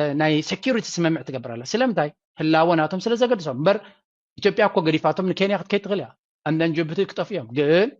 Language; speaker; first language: Tigrinya; native; Tigrinya